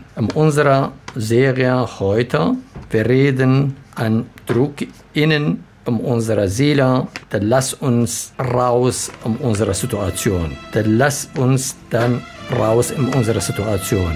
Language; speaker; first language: German; non-native, learner; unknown